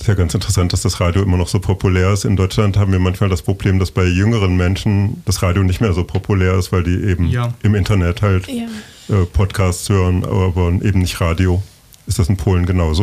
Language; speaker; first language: German; native; German